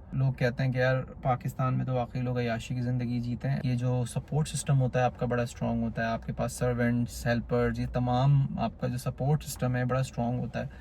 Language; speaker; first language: Urdu; native; Urdu